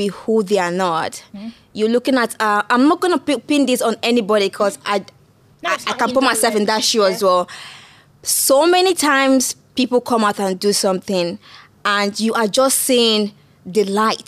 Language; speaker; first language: English; non-native, local second language; Igbo